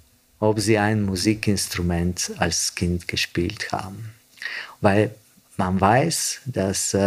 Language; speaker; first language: German; non-native, fluent; Bulgarian